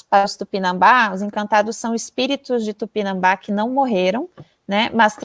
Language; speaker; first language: Portuguese; native; Portuguese